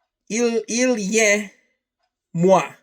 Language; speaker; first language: French; non-native, learner; English